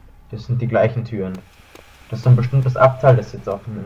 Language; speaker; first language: German; native; German